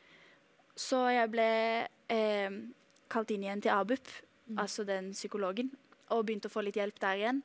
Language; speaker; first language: Norwegian; native; Norwegian